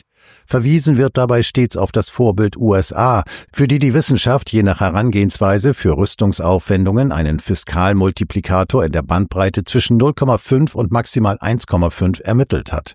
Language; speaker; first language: German; native; German